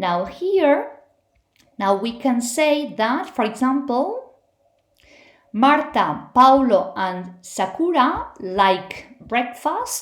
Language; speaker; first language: English; non-native, fluent; Spanish